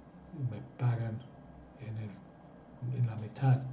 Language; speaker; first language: Spanish; non-native, fluent; English